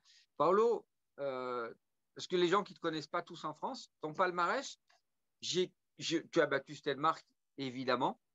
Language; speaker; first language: French; native; French